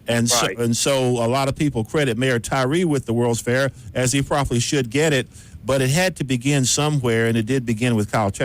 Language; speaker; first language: English; native; English